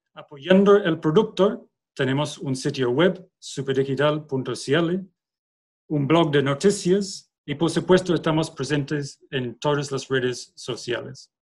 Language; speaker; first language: Spanish; non-native, fluent; English